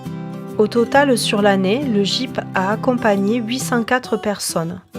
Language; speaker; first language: French; native; French